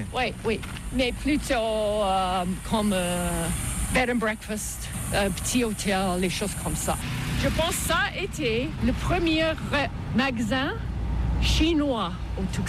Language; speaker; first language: French; non-native, fluent; English